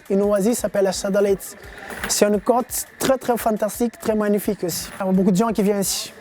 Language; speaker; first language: French; non-native, learner; Kabuverdianu